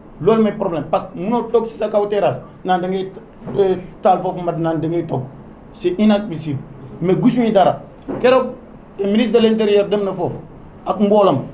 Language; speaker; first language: Wolof; non-native, local second language; Soninke